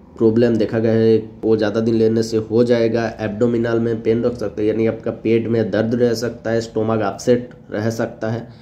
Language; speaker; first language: Hindi; native; Hindi